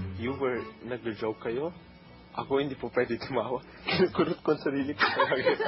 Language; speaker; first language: Filipino; early bilingual, heritage; German